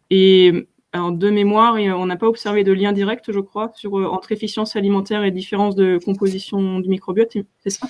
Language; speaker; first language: French; native; French